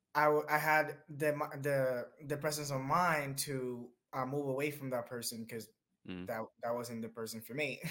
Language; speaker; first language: English; early bilingual, other home language; Spanish